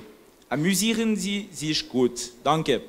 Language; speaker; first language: German; non-native, fluent; French